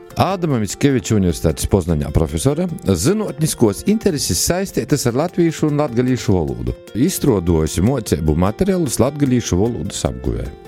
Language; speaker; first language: Latvian; native; Latvian